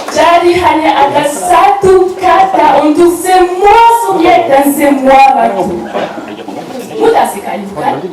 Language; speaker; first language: Indonesian; non-native, learner; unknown